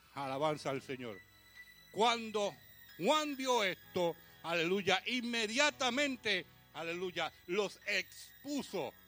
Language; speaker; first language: Spanish; early bilingual, heritage; Spanish